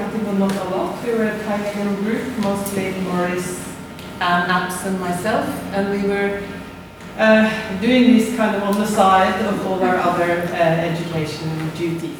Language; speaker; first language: English; non-native, fluent; Norwegian